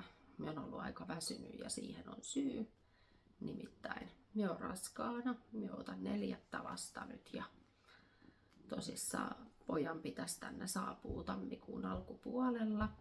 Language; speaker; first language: Finnish; native; Finnish